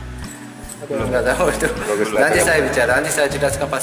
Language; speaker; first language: Indonesian; non-native, learner; Korean